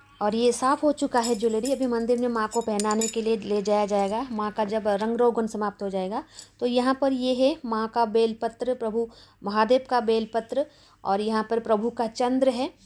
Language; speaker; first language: Hindi; non-native, local second language; Bangla